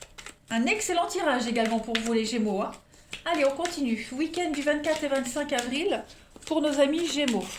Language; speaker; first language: French; native; French